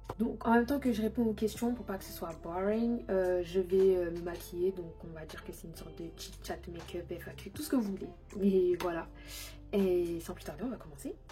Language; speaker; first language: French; early bilingual, other home language; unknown